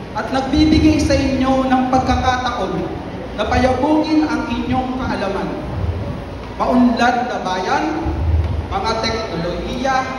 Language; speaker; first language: Filipino; non-native, local second language; Pampanga